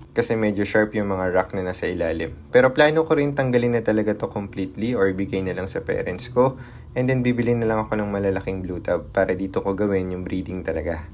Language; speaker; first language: Filipino; native; Filipino